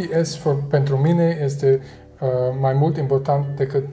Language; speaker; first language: Romanian; non-native, learner; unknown